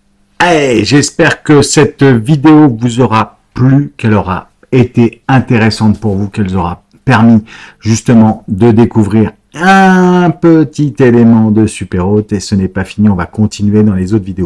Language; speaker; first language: French; native; French